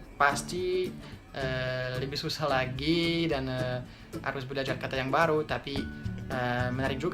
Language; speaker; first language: Indonesian; non-native, fluent; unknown